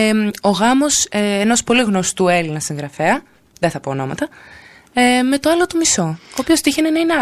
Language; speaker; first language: Greek; native; Greek